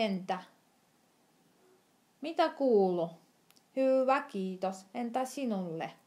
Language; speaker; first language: Finnish; non-native, fluent; Russian